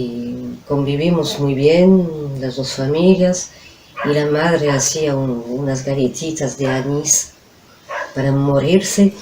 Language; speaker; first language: Spanish; non-native, fluent; French